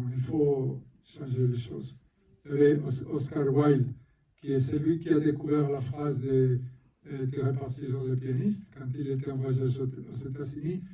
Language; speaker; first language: French; non-native, fluent; Spanish